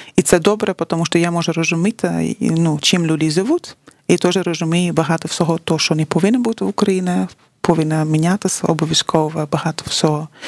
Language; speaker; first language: Ukrainian; non-native, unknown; Dutch